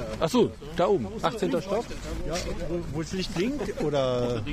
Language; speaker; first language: German; native; German